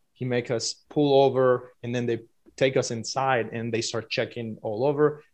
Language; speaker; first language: English; non-native, fluent; Spanish